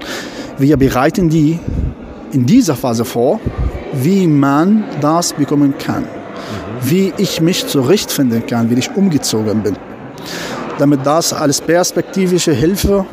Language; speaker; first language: German; non-native, fluent; Arabic